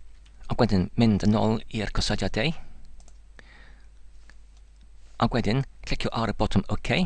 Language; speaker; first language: Welsh; non-native, learner; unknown